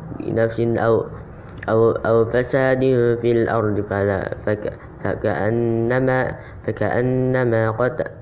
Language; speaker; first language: Arabic; non-native, learner; Indonesian